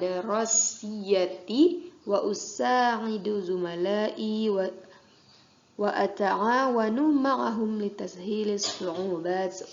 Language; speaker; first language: Arabic; non-native, fluent; Indonesian